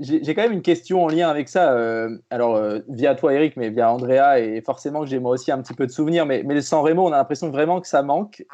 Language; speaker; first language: French; native; French